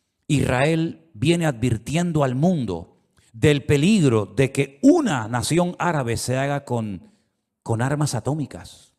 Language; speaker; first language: Spanish; native; Spanish